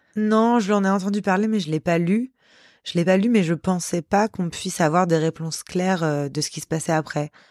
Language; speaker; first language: French; native; French